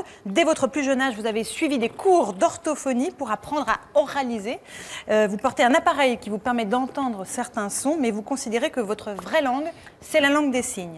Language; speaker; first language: French; native; French